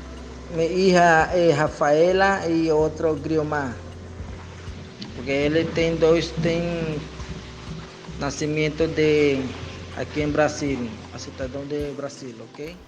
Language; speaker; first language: Spanish; non-native, local second language; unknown